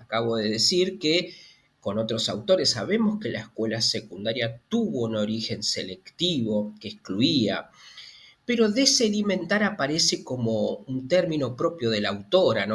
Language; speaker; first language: Spanish; native; Spanish